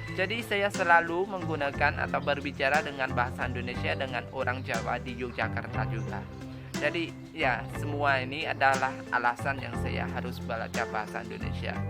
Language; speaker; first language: Indonesian; non-native, learner; Khmer